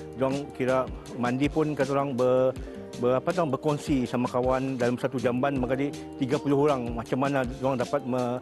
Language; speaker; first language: Malay; native; Malay